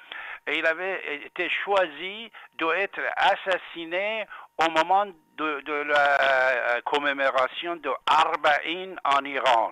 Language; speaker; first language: French; non-native, fluent; Persian